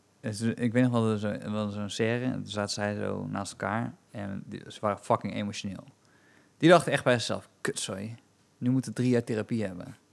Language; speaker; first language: Dutch; native; Dutch